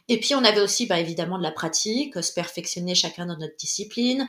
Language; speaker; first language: French; native; French